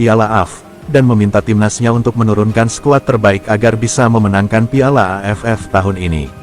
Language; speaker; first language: Indonesian; native; Indonesian